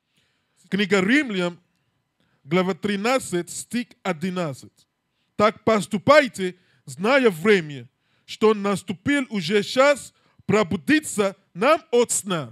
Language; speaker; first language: Russian; non-native, learner; English